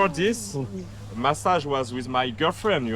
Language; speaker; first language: English; non-native, learner; French